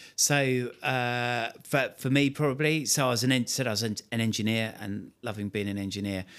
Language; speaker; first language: English; native; English